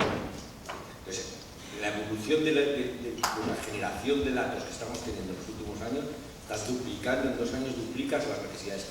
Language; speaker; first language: Spanish; native; Spanish